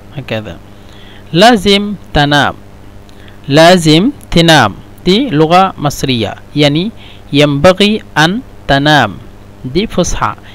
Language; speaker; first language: Egyptian Arabic; non-native, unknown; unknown